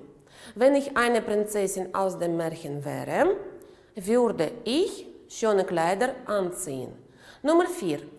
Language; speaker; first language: German; non-native, fluent; Uzbek